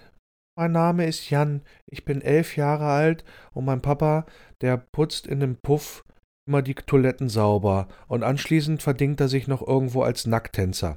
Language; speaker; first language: German; native; German